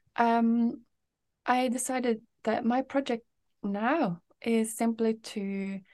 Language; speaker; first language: English; non-native, fluent; Norwegian